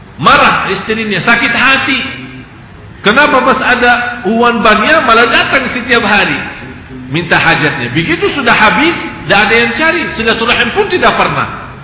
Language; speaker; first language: Indonesian; non-native, fluent; Arabic